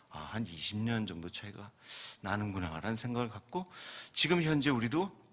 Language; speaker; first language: Korean; native; Korean